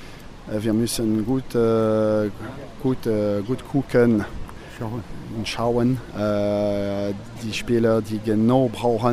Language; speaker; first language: German; non-native, fluent; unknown